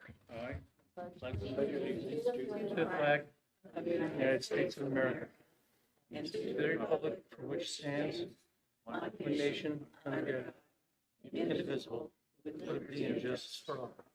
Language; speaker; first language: English; native; English